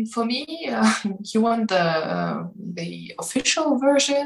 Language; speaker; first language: English; non-native, fluent; German